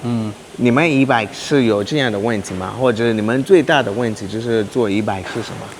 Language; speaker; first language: Chinese; non-native, learner; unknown